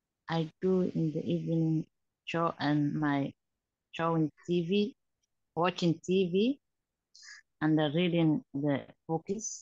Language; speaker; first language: English; non-native, learner; Somali